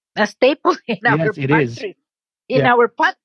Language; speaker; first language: English; non-native, fluent; Spanish